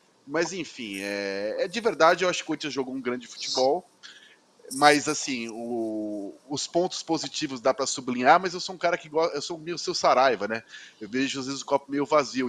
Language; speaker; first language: Portuguese; native; Portuguese